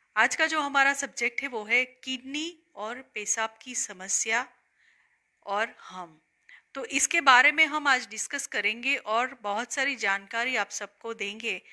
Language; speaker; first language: Hindi; non-native, local second language; Gujarati